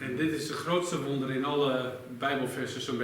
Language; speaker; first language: Dutch; native; Dutch